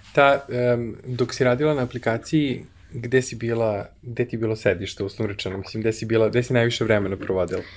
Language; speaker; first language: Serbian; native; Serbian